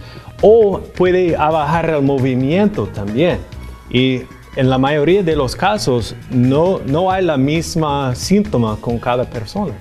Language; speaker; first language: Spanish; non-native, fluent; English